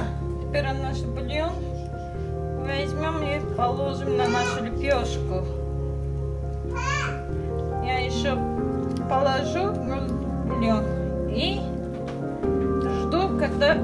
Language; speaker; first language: Russian; non-native, local second language; Tajik